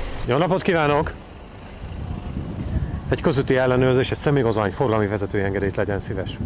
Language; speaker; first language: Hungarian; native; Hungarian